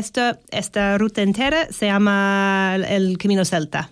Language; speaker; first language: Spanish; non-native, learner; English